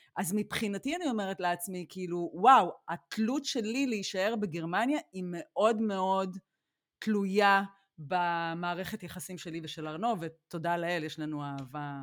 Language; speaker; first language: Hebrew; native; Hebrew